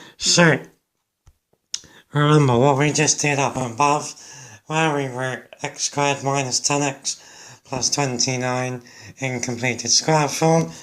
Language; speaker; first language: English; native; English